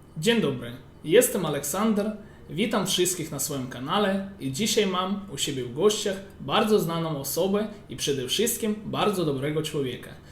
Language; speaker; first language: Polish; non-native, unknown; Ukrainian